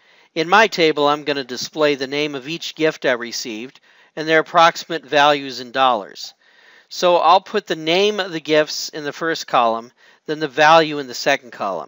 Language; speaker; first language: English; native; English